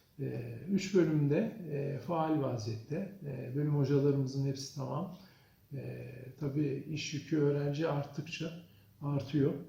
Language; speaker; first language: Turkish; early bilingual, other home language; Azerbaijani